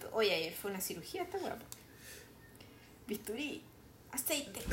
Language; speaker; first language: Spanish; native; Spanish